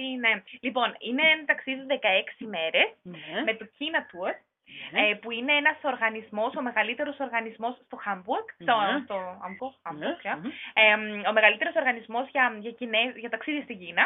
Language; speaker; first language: Greek; non-native, fluent; German